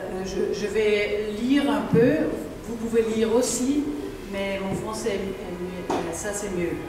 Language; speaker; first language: French; non-native, learner; German